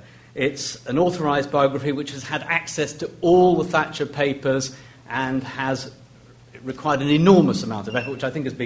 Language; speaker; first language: English; native; English